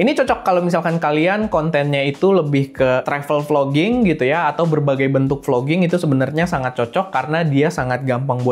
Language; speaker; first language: Indonesian; native; Indonesian